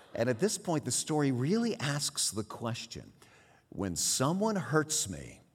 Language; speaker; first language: English; early bilingual, other home language; Swiss German